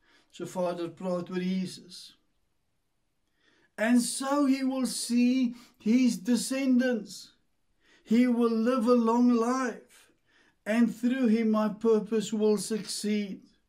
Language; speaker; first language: English; non-native, local second language; Afrikaans